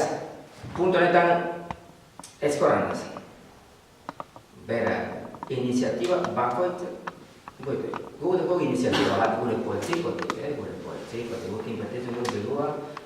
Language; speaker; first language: Basque; non-native, learner; Spanish